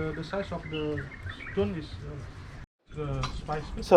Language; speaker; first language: English; non-native, learner; Indonesian